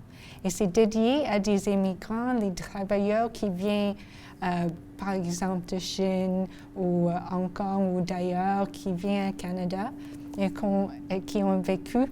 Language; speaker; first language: French; non-native, local second language; English